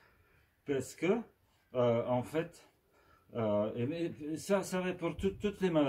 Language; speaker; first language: French; non-native, fluent; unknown